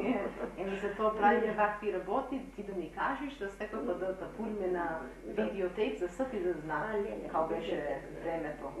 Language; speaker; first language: Macedonian; early bilingual, heritage; Macedonian